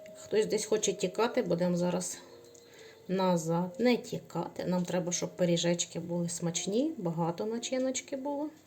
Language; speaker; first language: Ukrainian; native; Ukrainian